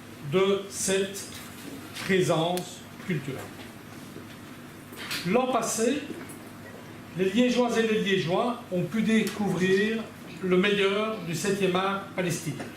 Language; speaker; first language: French; native; French